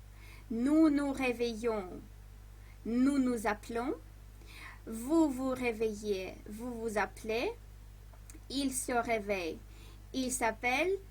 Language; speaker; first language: French; non-native, fluent; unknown